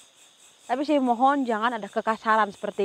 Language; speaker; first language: Indonesian; native; Indonesian